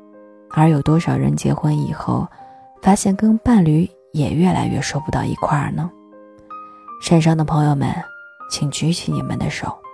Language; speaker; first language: Chinese; native; Chinese